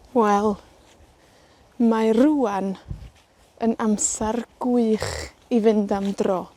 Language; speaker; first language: Welsh; native; Welsh